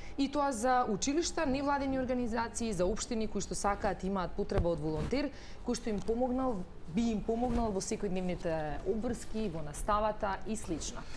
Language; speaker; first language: Macedonian; native; Macedonian